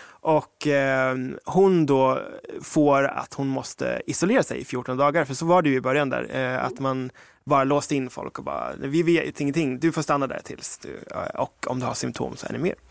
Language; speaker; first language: Swedish; early bilingual, other home language; English